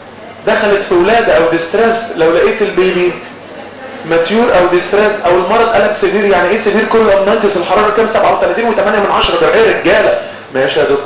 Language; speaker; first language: Arabic; native; Arabic